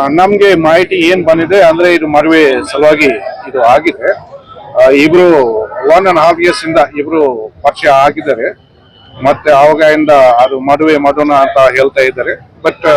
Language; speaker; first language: Kannada; non-native, fluent; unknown